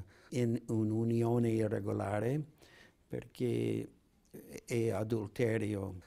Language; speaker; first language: Italian; non-native, fluent; English